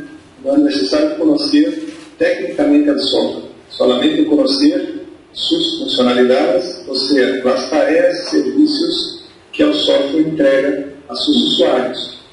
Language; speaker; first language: Spanish; non-native, fluent; Portuguese